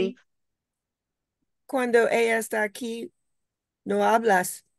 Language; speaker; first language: Spanish; non-native, fluent; English